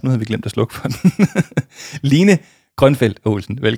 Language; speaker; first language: Danish; native; Danish